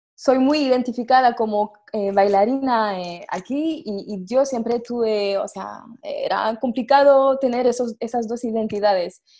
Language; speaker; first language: Spanish; non-native, fluent; French